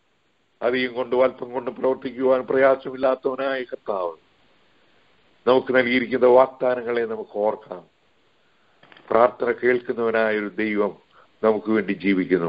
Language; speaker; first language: Malayalam; native; Malayalam